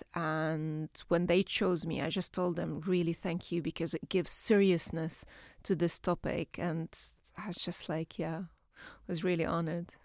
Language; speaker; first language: English; non-native, fluent; Arabic